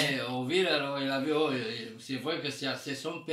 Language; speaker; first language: French; non-native, fluent; Armenian